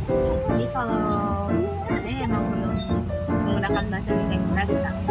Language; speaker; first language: Indonesian; non-native, local second language; Minangkabau